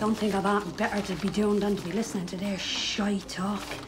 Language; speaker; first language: English; native; English